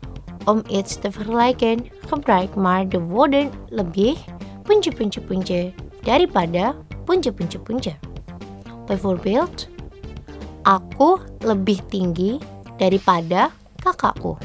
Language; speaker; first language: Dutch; non-native, learner; Indonesian